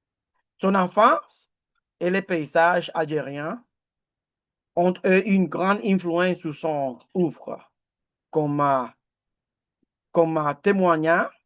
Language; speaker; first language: French; non-native, learner; Spanish